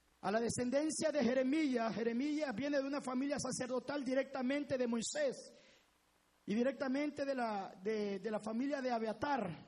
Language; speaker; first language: Spanish; native; Spanish